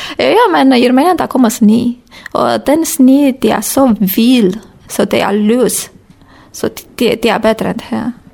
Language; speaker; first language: Danish; non-native, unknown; Romanian